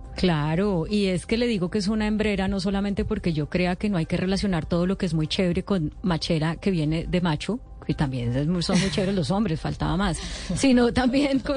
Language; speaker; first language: Spanish; native; Spanish